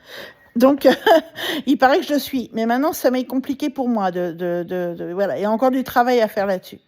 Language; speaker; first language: French; native; French